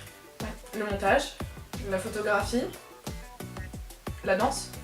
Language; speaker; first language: French; native; French